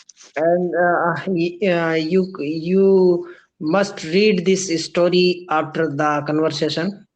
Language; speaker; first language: English; non-native, learner; Rajasthani